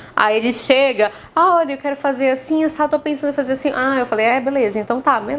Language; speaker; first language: Portuguese; native; Portuguese